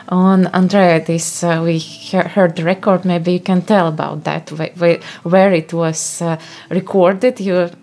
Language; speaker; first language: English; non-native, fluent; Latvian